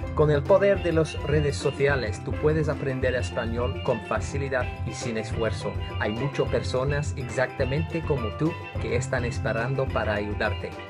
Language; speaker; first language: Spanish; non-native, fluent; English